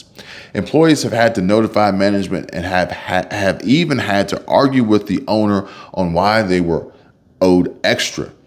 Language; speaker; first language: English; native; English